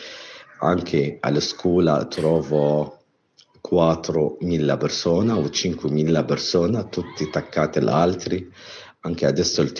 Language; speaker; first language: Italian; non-native, learner; Arabic